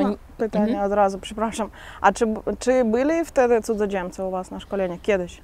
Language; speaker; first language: Polish; non-native, learner; Russian